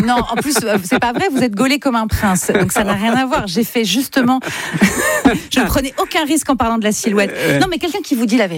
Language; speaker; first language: French; native; French